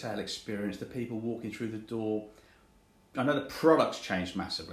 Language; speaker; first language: English; native; English